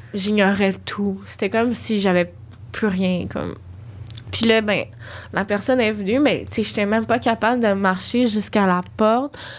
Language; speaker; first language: French; native; French